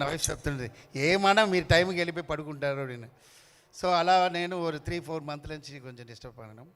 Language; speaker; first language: Telugu; non-native, learner; Tamil